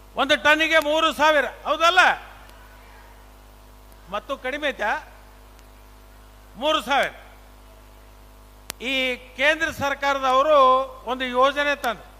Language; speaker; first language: Kannada; native; Kannada